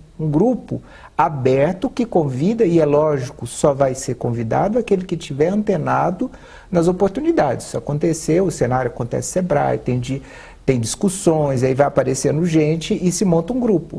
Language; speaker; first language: Portuguese; native; Portuguese